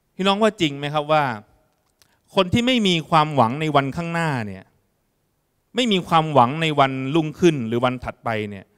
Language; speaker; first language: Thai; native; Thai